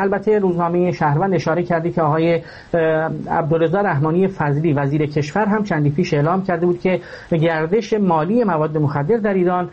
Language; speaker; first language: Persian; native; Persian